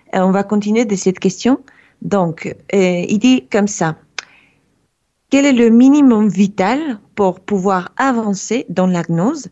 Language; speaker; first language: French; non-native, fluent; Spanish